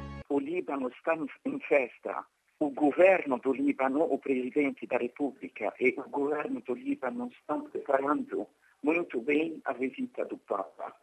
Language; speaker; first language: Portuguese; non-native, fluent; Arabic